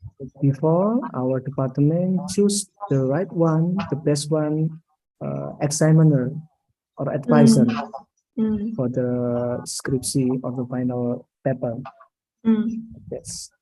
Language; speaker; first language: English; non-native, learner; Indonesian